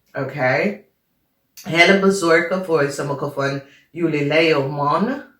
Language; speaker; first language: Dutch; non-native, learner; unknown